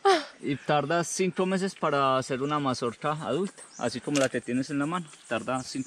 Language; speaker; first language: Spanish; native; Spanish